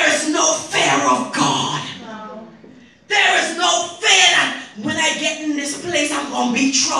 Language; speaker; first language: English; native; English